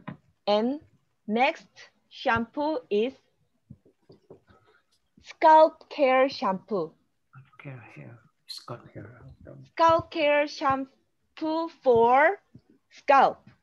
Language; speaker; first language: English; non-native, learner; Korean